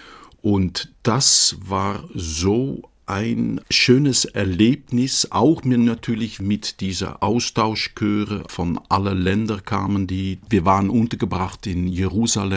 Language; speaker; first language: German; non-native, fluent; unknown